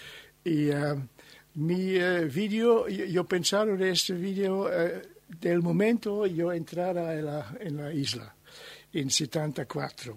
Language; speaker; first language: Spanish; non-native, learner; German